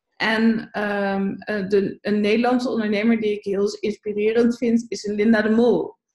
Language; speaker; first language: Dutch; native; Dutch